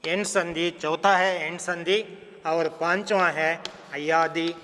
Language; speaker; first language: Hindi; non-native, local second language; Kannada